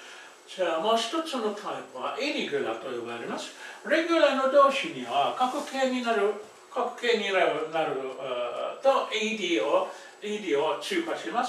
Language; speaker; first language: Japanese; non-native, fluent; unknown